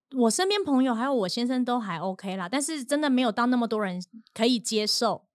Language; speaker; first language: Chinese; native; Chinese